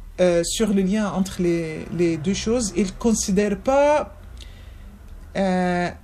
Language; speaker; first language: French; non-native, fluent; Arabic